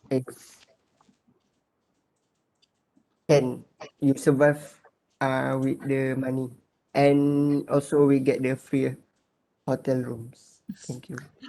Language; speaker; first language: English; non-native, learner; Malay